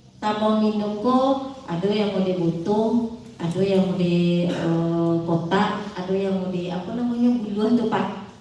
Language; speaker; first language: Indonesian; non-native, local second language; Minangkabau